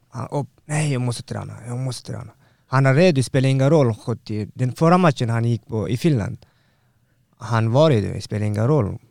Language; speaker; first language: Swedish; non-native, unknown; Persian